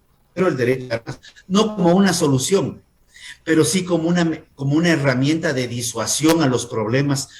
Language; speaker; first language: Spanish; native; Spanish